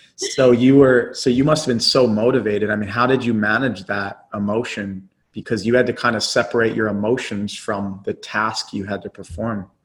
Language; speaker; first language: English; native; English